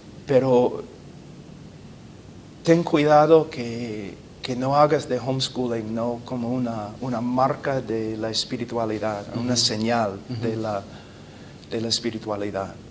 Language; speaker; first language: Spanish; non-native, fluent; English